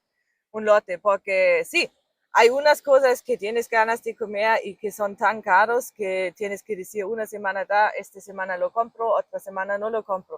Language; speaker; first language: Spanish; non-native, fluent; German